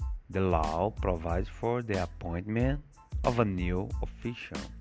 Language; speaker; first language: English; non-native, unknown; Portuguese